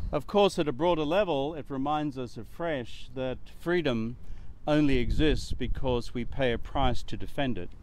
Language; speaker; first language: English; native; English